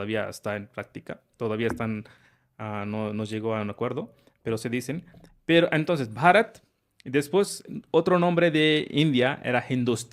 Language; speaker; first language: Spanish; non-native, fluent; Hindi